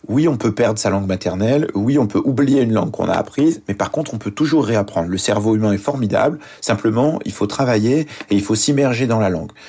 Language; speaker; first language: French; early bilingual, other home language; Arabic